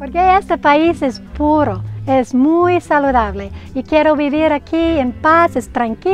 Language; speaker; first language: Spanish; non-native, learner; English